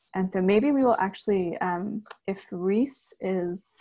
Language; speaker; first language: English; early bilingual, other home language; Chinese